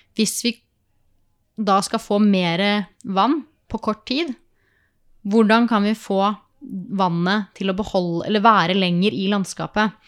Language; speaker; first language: Norwegian; native; Norwegian